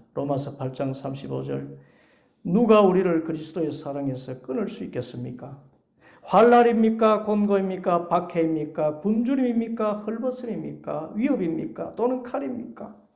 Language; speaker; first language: Korean; native; Korean